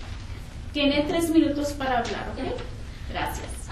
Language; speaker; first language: Spanish; early bilingual, heritage; Spanish